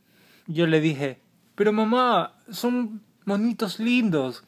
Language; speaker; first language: Spanish; native; Spanish